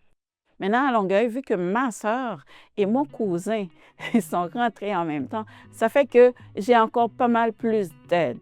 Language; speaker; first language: French; non-native, local second language; Haitian Creole